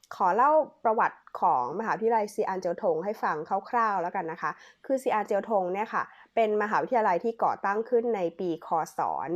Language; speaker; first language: Thai; native; Thai